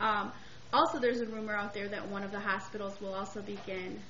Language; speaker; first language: English; native; English